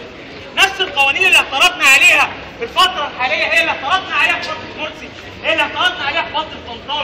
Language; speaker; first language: Arabic; native; Arabic